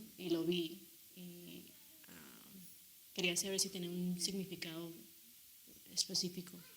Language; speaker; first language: Spanish; non-native, fluent; English